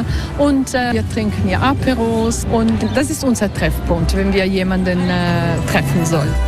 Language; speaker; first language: German; non-native, fluent; Italian